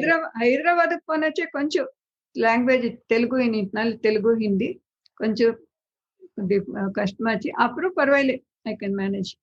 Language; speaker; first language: Telugu; non-native, learner; Tamil